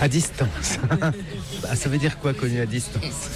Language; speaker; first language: French; native; French